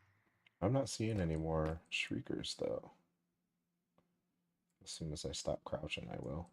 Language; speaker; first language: English; native; English